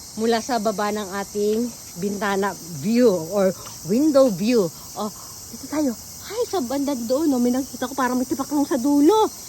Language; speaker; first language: Filipino; native; Filipino